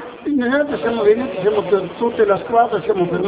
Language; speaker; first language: Italian; early bilingual, heritage; Italian